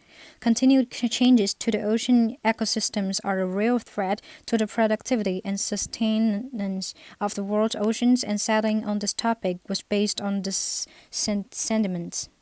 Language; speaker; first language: English; non-native, fluent; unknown